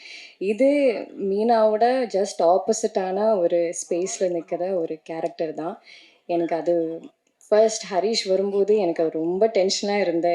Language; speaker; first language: Tamil; non-native, learner; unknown